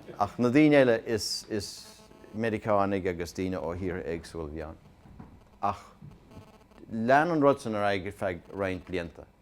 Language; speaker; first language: Irish; native; Irish